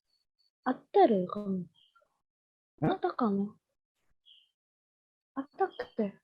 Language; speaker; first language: Japanese; non-native, learner; Indonesian